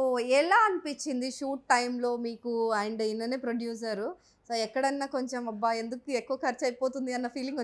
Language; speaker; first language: Telugu; native; Telugu